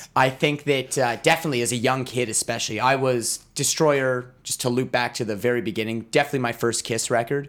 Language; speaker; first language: English; native; English